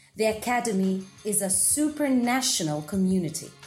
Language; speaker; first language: English; non-native, fluent; Italian